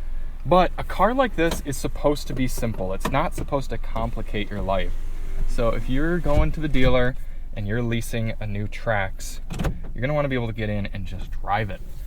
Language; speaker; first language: English; native; English